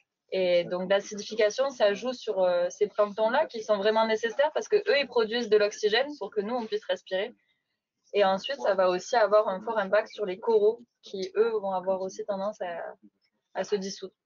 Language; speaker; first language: French; native; French